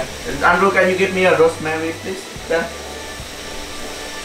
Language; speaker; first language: English; non-native, learner; Vietnamese